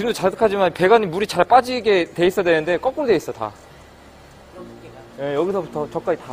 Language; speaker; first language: Korean; native; Korean